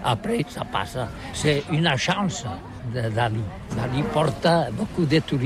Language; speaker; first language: French; non-native, learner; Catalan